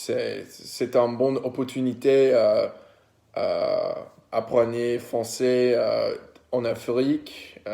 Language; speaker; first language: French; non-native, learner; English